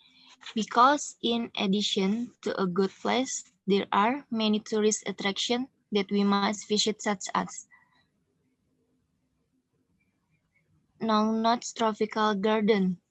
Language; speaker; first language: English; non-native, learner; Indonesian